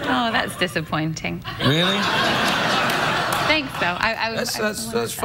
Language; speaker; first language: English; native; English